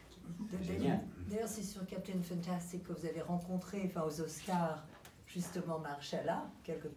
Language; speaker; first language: French; native; French